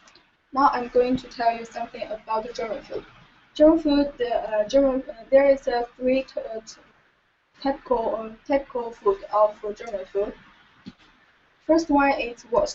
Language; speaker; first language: English; non-native, learner; Chinese